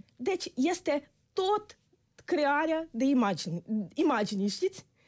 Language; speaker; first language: Romanian; non-native, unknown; Ukrainian